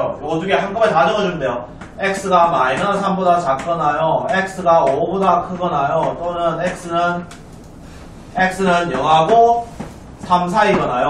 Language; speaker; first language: Korean; native; Korean